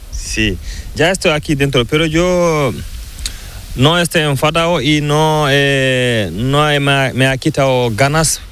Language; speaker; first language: Spanish; non-native, learner; Fula